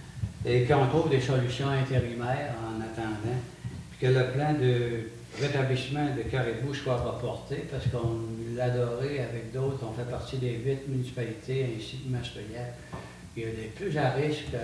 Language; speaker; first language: French; native; French